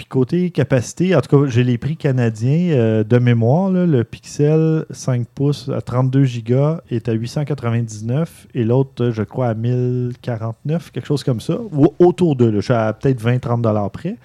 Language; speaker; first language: French; native; French